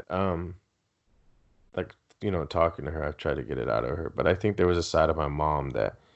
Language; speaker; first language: English; early bilingual, other home language; Spanish